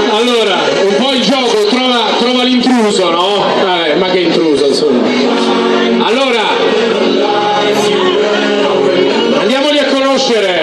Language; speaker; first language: Italian; native; Italian